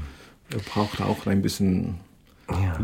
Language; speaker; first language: German; non-native, fluent; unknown